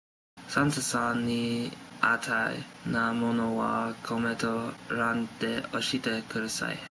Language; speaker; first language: Japanese; non-native, learner; English